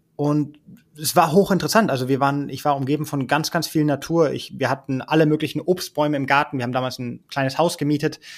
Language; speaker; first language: German; early bilingual, heritage; German